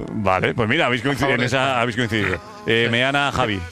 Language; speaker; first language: Spanish; native; Spanish